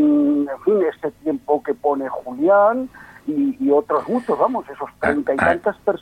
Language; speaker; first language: Spanish; native; Spanish